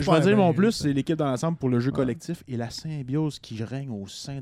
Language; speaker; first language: French; native; French